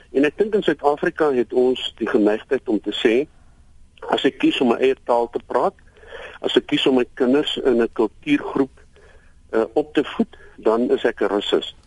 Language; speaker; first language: Afrikaans; native; Afrikaans